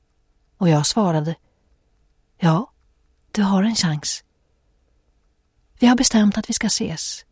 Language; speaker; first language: Swedish; native; Swedish